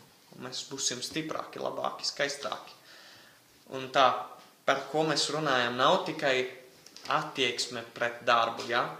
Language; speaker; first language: Latvian; non-native, fluent; Italian